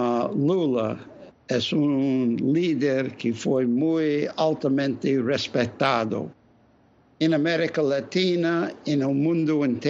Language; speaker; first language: Spanish; non-native, fluent; English